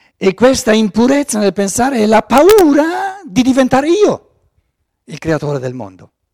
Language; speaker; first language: Italian; non-native, fluent; German